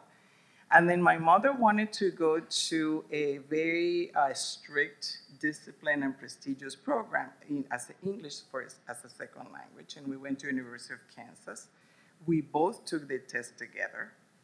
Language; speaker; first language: English; non-native, fluent; Spanish